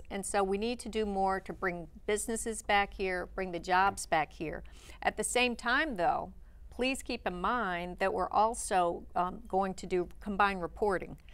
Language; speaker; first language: English; native; English